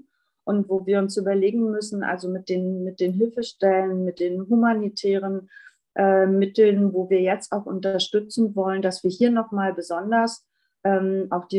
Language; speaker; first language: German; native; German